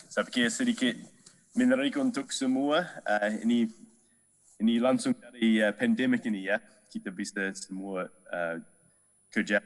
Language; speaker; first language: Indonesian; non-native, fluent; English